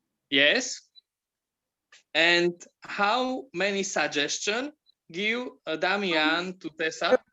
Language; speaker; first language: English; non-native, learner; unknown